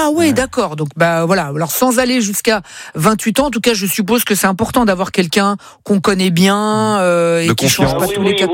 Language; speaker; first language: French; native; French